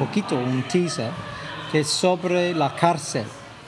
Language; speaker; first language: Spanish; non-native, fluent; English